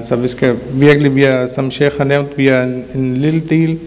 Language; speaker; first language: Danish; early bilingual, other home language; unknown